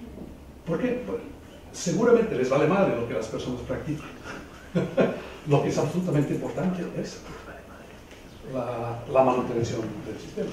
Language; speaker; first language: Spanish; non-native, fluent; English